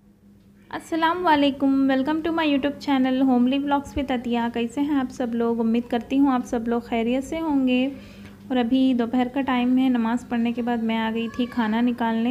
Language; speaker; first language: Hindi; native; Hindi